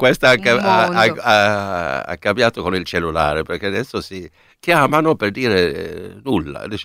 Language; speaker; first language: Italian; non-native, fluent; Swedish